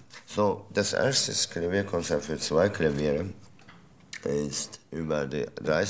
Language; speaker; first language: German; non-native, fluent; Turkish